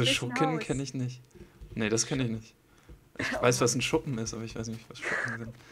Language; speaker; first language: German; native; German